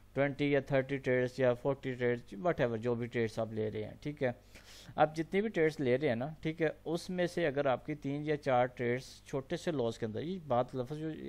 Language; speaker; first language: Urdu; non-native, local second language; Punjabi